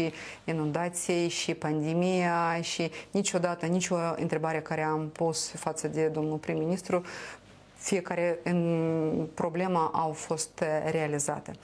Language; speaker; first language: Romanian; non-native, local second language; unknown